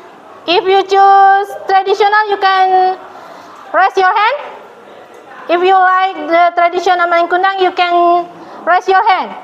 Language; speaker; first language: English; non-native, fluent; Indonesian